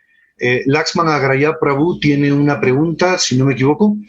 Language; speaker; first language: Spanish; native; Spanish